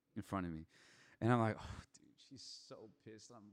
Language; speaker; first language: English; native; English